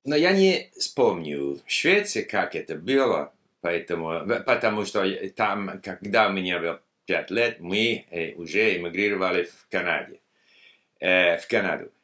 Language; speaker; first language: Russian; non-native, learner; English